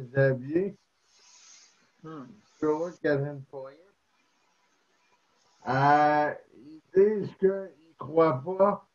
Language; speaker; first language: French; native; French